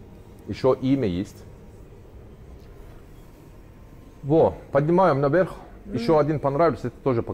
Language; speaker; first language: Russian; non-native, learner; Turkish